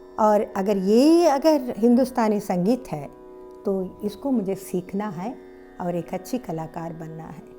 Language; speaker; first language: Hindi; non-native, local second language; Telugu